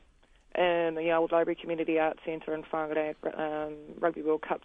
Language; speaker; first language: English; native; English